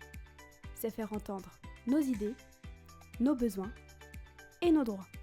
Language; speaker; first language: French; native; French